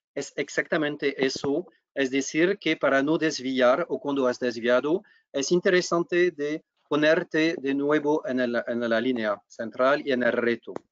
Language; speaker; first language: Spanish; non-native, fluent; French